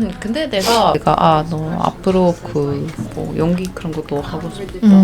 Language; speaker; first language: Korean; non-native, fluent; Portuguese